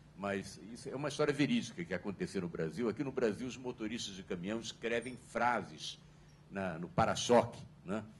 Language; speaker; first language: Portuguese; native; Portuguese